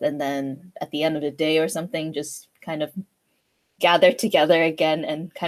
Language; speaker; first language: English; non-native, local second language; Cantonese